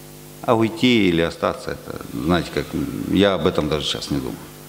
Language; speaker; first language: Russian; native; Russian